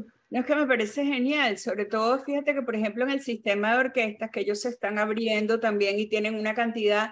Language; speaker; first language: Spanish; native; Spanish